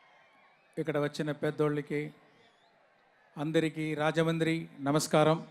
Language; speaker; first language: Telugu; non-native, fluent; Tamil